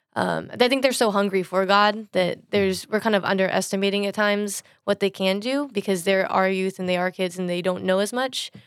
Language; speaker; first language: English; native; English